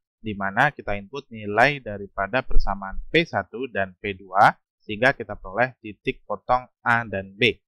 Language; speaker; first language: Indonesian; native; Indonesian